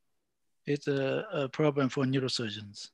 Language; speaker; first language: English; non-native, fluent; Japanese